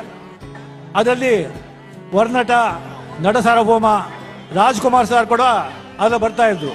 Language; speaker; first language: Kannada; non-native, local second language; Marathi